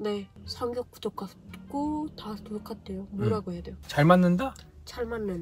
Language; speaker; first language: Korean; non-native, learner; Arabic